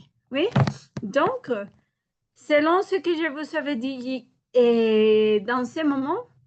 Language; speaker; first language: French; non-native, learner; Spanish